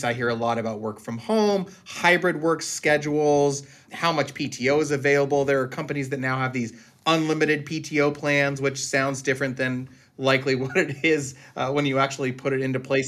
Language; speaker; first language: English; native; English